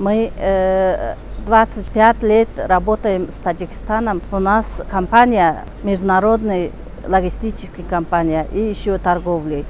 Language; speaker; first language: Russian; non-native, learner; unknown